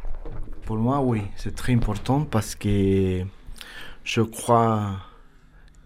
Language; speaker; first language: French; non-native, learner; Spanish